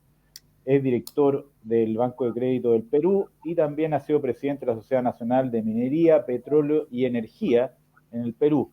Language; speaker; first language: Spanish; native; Spanish